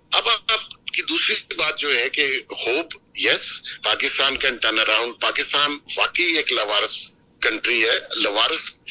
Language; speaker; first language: Urdu; native; Urdu